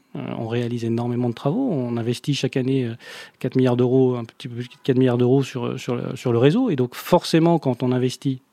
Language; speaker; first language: French; native; French